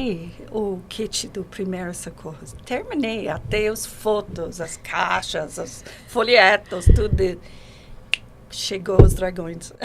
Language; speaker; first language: Portuguese; non-native, learner; English